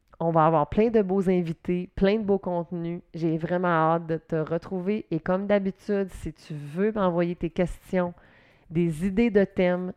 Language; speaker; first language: French; native; French